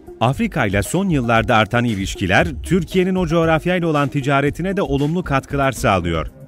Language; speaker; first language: Turkish; native; Turkish